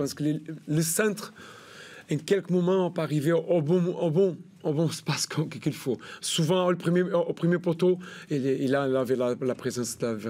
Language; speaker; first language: French; non-native, learner; Portuguese